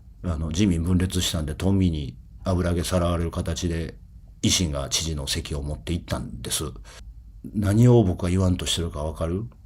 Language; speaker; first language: Japanese; native; Japanese